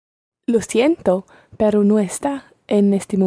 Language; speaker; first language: Spanish; non-native, learner; English